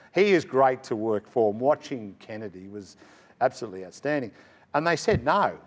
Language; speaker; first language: English; native; English